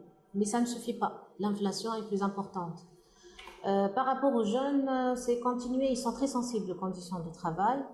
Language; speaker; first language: French; non-native, local second language; Arabic